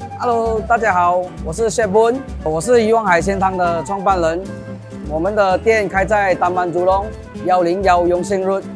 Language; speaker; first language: Chinese; native; Chinese